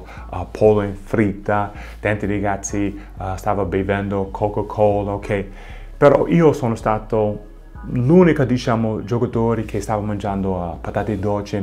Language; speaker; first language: Italian; non-native, fluent; English